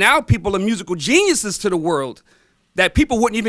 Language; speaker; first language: English; native; English